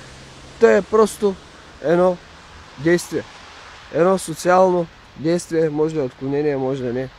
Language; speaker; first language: Bulgarian; native; Bulgarian